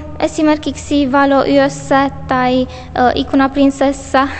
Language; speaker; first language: Finnish; non-native, learner; Romanian